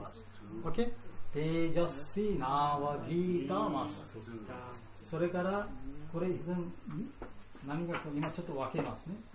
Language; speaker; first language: Japanese; non-native, learner; Bangla